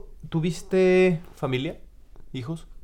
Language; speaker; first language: Spanish; native; Spanish